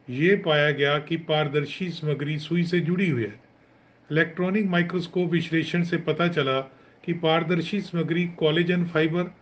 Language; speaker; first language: Hindi; non-native, local second language; Punjabi